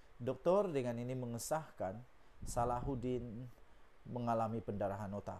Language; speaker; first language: Malay; native; Malay